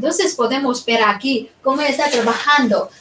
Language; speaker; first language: Spanish; non-native, fluent; Chinese